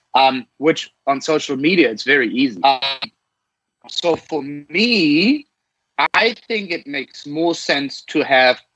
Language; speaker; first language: English; non-native, fluent; German